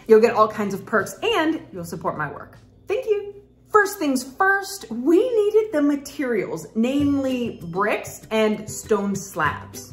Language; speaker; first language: English; native; English